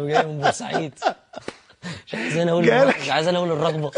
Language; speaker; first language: Arabic; native; Arabic